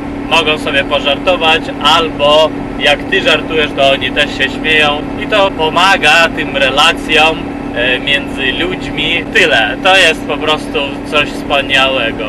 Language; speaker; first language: Polish; non-native, fluent; Ukrainian